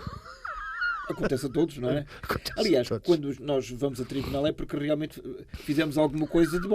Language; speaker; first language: Portuguese; native; Portuguese